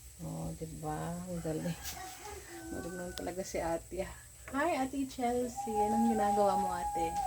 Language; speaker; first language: Filipino; non-native, local second language; Cebuano